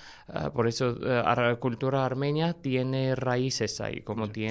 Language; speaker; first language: Spanish; non-native, fluent; Armenian